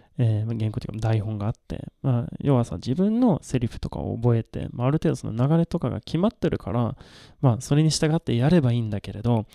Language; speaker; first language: Japanese; non-native, fluent; Swedish